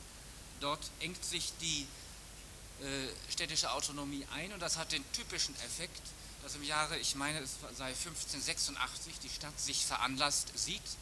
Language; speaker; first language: German; native; German